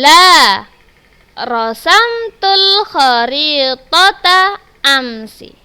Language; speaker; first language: Arabic; non-native, fluent; Indonesian